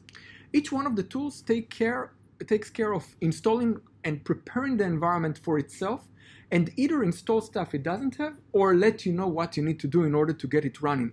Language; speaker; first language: English; non-native, fluent; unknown